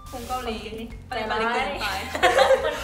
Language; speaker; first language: Thai; non-native, fluent; Korean